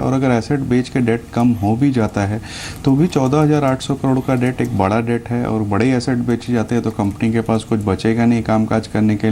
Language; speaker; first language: Hindi; native; Hindi